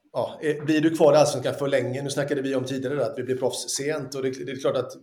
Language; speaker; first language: Swedish; native; Swedish